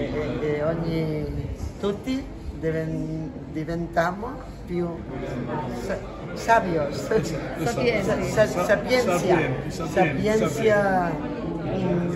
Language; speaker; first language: Italian; non-native, learner; Catalan